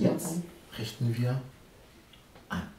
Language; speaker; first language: German; early bilingual, other home language; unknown